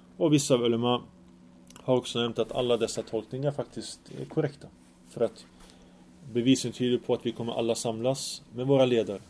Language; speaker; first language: Swedish; early bilingual, other home language; Arabic